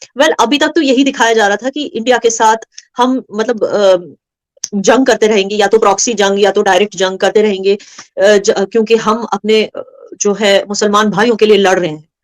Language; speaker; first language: Hindi; non-native, local second language; Kashmiri